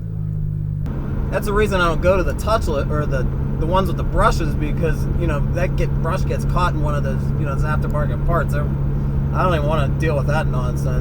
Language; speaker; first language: English; native; English